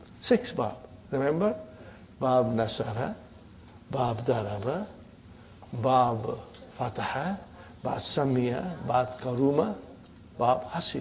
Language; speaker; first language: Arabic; non-native, fluent; Tamil